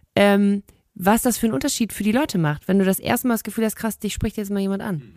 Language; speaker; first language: German; native; German